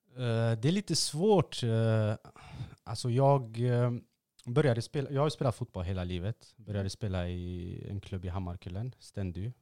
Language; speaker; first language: Swedish; early bilingual, other home language; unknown